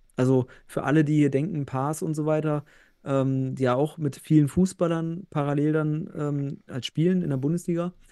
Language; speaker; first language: German; native; German